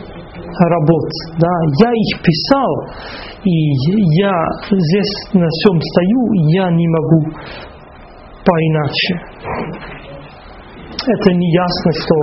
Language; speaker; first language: Russian; non-native, fluent; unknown